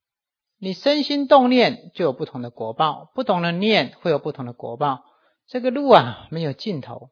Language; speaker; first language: Chinese; native; Chinese